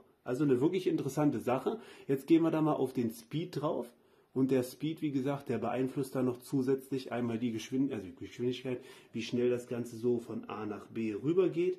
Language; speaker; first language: German; native; German